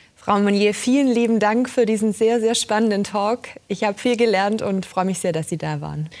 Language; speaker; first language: German; native; German